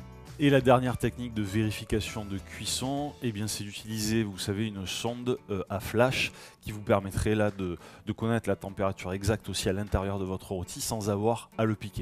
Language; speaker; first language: French; native; French